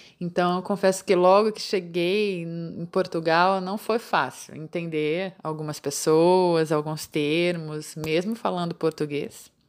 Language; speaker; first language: Portuguese; native; Portuguese